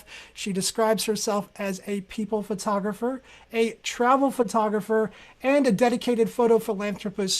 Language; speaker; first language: English; native; English